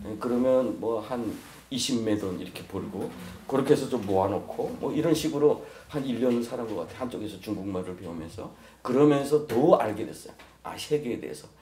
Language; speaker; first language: Korean; native; Korean